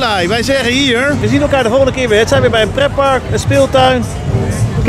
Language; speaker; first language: Dutch; native; Dutch